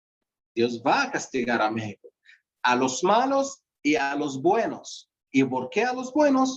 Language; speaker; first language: Spanish; non-native, fluent; Arabic